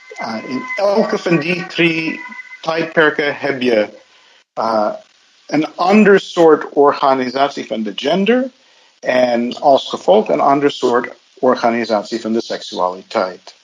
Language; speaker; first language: Dutch; non-native, fluent; English